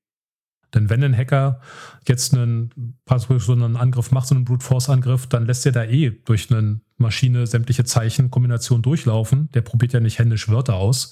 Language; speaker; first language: German; native; German